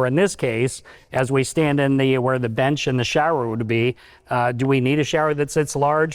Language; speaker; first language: English; native; English